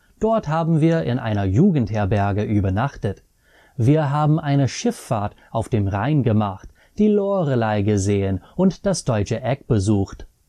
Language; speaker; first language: German; non-native, fluent; English